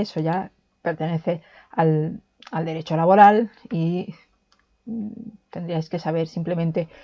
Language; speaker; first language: Spanish; native; Spanish